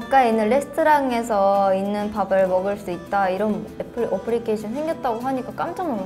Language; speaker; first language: Korean; non-native, fluent; Japanese